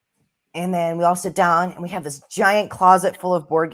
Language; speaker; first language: English; native; English